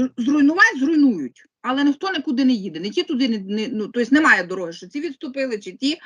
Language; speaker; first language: Ukrainian; non-native, local second language; Russian